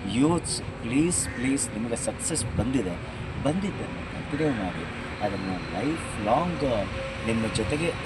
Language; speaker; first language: Kannada; native; Kannada